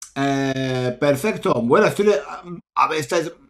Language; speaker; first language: Spanish; native; Spanish